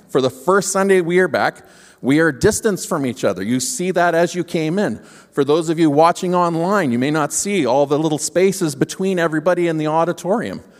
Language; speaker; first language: English; native; English